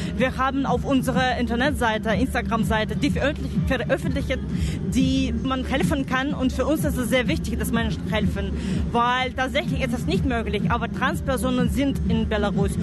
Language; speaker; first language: German; non-native, fluent; Russian